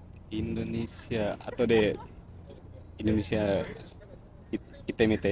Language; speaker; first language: Japanese; non-native, learner; Indonesian